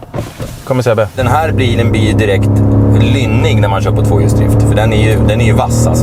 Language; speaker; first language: Swedish; native; Swedish